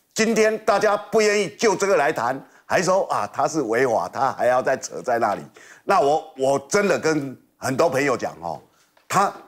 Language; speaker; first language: Chinese; native; Chinese